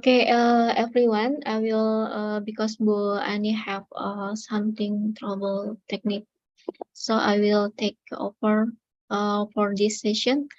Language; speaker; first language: English; non-native, learner; Indonesian